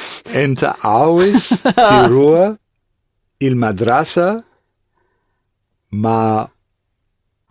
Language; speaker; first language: Arabic; non-native, learner; English